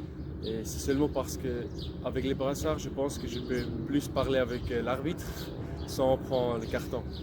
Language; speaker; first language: French; non-native, local second language; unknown